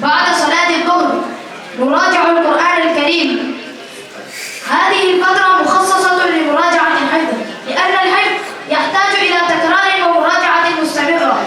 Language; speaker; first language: Arabic; non-native, learner; Urdu